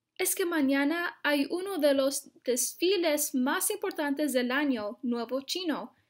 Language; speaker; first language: Spanish; non-native, fluent; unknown